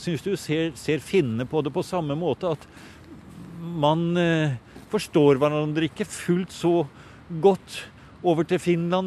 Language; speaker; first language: Norwegian; native; Norwegian